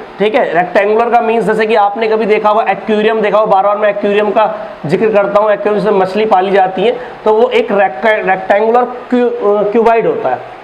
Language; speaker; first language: Hindi; native; Hindi